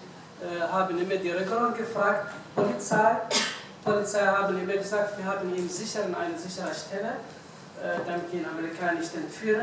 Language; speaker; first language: German; non-native, fluent; Arabic